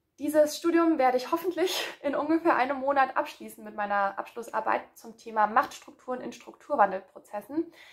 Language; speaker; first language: German; native; German